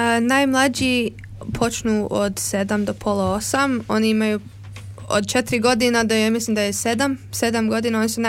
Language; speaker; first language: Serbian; early bilingual, heritage; Serbian